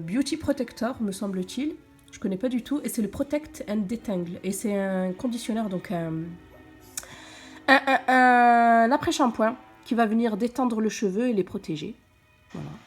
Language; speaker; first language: French; native; French